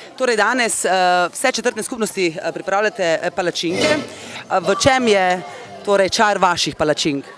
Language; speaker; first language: Slovenian; native; Slovenian